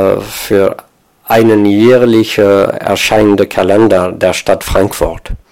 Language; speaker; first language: German; non-native, fluent; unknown